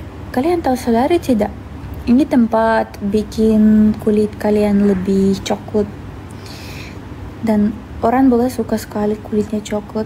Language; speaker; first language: Indonesian; non-native, fluent; Russian